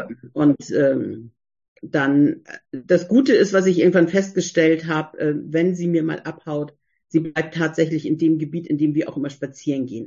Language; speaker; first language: German; native; German